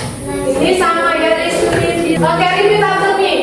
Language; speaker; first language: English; non-native, fluent; Indonesian